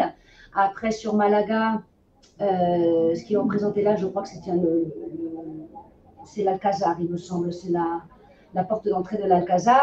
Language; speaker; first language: French; native; French